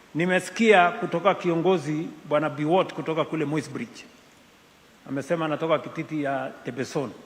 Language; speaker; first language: Swahili; non-native, local second language; Kalenjin